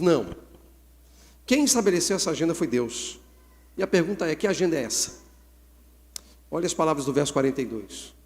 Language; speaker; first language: Portuguese; native; Portuguese